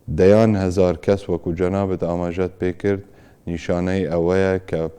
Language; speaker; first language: Central Kurdish; non-native, local second language; Kurdish